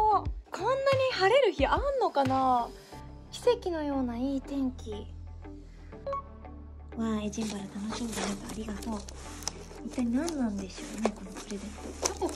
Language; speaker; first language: Japanese; native; Japanese